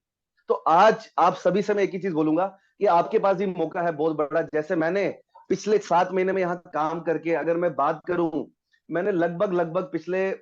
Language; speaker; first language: Hindi; native; Hindi